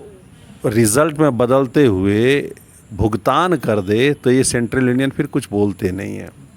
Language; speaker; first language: Hindi; native; Hindi